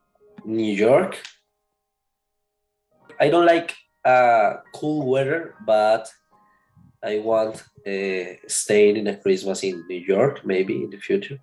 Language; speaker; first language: English; non-native, learner; Spanish